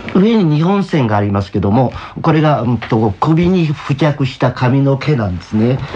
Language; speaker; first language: Japanese; native; Japanese